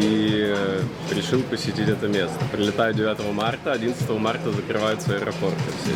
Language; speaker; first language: Russian; native; Russian